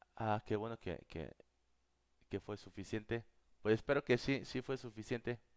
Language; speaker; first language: Spanish; non-native, fluent; Korean